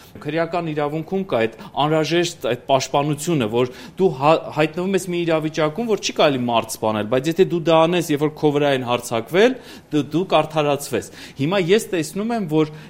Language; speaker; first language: Armenian; native; Armenian